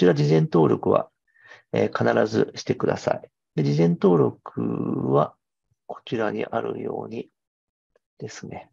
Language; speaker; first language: Japanese; native; Japanese